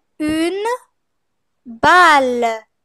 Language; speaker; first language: French; non-native, fluent; Arabic